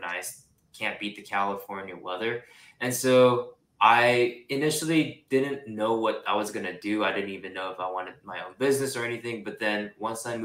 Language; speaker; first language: English; non-native, local second language; Japanese